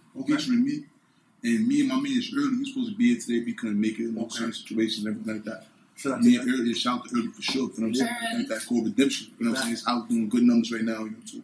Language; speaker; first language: English; native; English